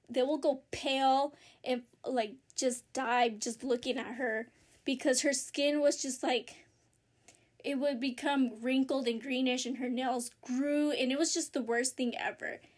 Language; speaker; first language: English; early bilingual, other home language; Spanish